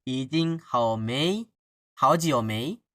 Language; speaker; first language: Chinese; non-native, fluent; Bangla